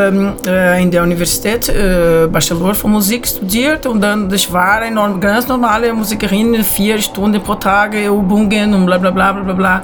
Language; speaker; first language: German; non-native, learner; Portuguese